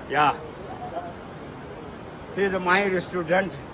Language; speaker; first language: English; non-native, learner; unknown